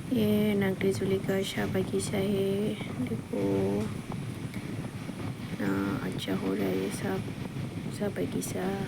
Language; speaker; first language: Hindi; non-native, local second language; Bodo